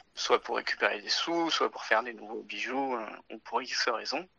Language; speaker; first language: French; native; French